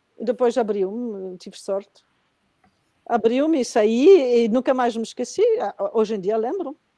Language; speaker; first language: Portuguese; non-native, fluent; Spanish